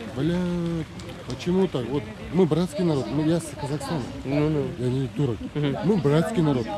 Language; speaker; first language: Russian; non-native, local second language; Kazakh